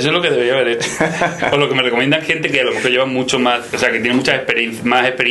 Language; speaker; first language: Spanish; native; Spanish